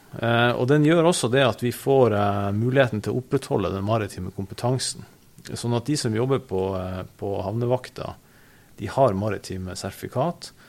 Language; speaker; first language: Norwegian; native; Norwegian